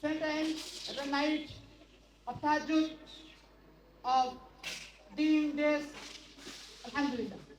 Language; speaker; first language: English; non-native, learner; Bangla